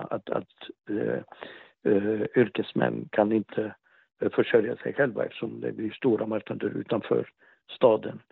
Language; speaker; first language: Swedish; non-native, fluent; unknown